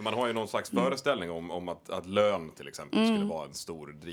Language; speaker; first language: Swedish; native; Swedish